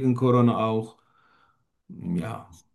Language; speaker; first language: German; non-native, fluent; Turkish